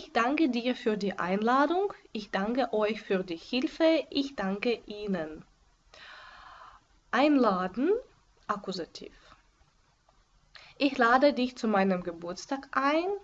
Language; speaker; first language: German; non-native, fluent; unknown